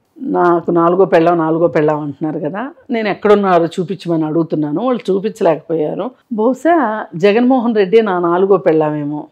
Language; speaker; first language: Telugu; native; Telugu